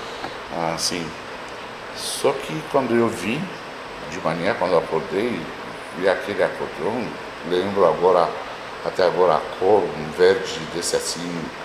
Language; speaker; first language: Portuguese; non-native, fluent; Romanian